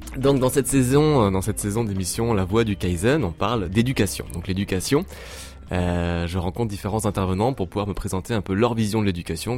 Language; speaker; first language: French; native; French